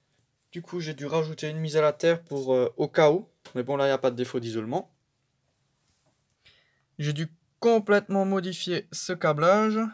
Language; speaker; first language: French; native; French